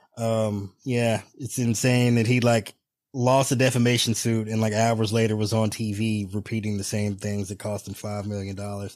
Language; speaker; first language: English; native; English